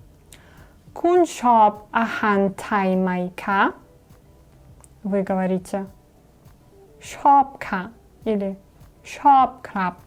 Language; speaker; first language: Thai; non-native, learner; Russian